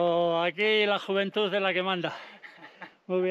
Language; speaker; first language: Spanish; native; Spanish